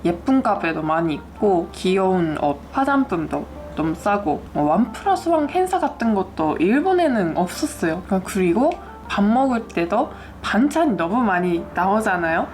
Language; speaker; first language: Korean; non-native, fluent; Japanese